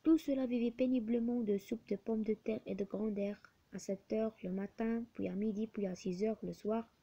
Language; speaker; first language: French; non-native, local second language; Arabic